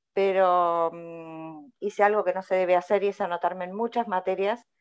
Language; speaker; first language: Spanish; native; Spanish